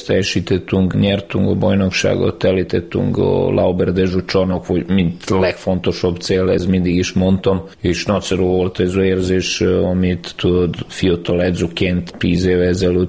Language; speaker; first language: Hungarian; non-native, fluent; Serbian